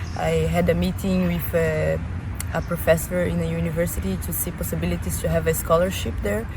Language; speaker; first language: English; non-native, fluent; Portuguese